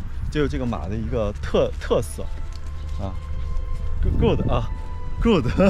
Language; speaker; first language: Chinese; native; Chinese